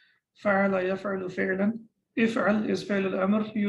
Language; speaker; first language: Arabic; non-native, fluent; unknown